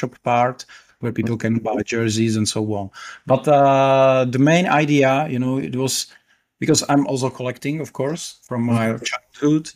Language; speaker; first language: English; non-native, fluent; Czech